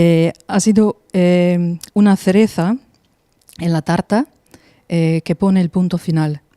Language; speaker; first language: Spanish; non-native, fluent; Slovenian